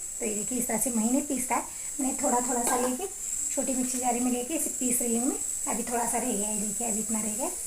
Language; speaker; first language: Hindi; non-native, local second language; Marathi